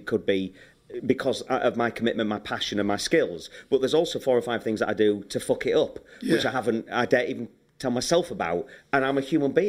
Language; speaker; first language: English; native; English